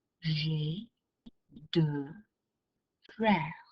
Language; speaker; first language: French; non-native, fluent; English